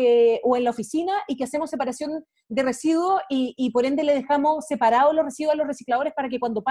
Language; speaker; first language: Spanish; native; Spanish